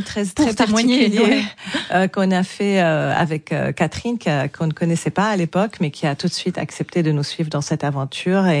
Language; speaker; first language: French; non-native, local second language; Arabic